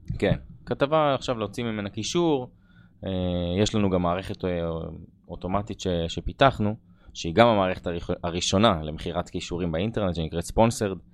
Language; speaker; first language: Hebrew; native; Hebrew